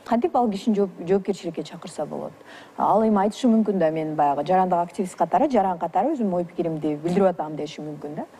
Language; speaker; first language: Kyrgyz; native; Kyrgyz